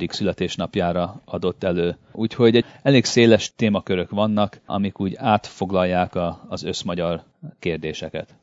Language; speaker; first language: Hungarian; early bilingual, heritage; Hungarian